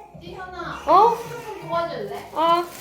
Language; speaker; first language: Korean; non-native, learner; Japanese